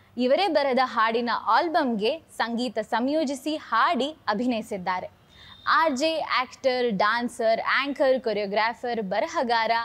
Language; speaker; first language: Kannada; native; Kannada